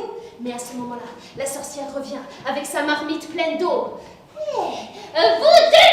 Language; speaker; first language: French; native; French